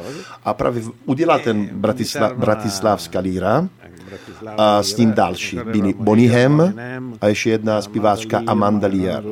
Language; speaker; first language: Czech; non-native, learner; Italian